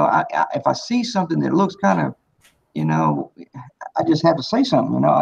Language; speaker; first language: English; native; English